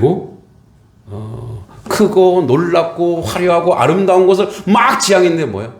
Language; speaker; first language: Korean; native; Korean